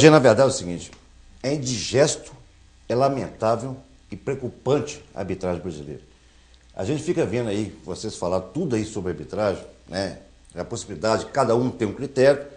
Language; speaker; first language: Portuguese; native; Portuguese